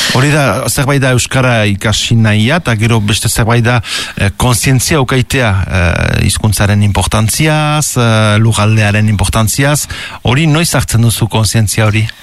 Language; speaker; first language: Basque; native; Basque